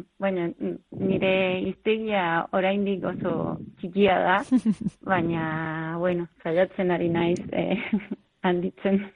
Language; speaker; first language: Basque; non-native, learner; Spanish